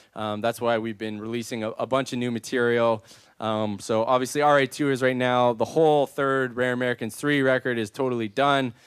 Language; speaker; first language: English; native; English